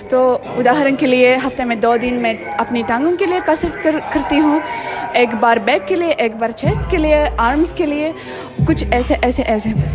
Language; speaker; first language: Hindi; non-native, fluent; Russian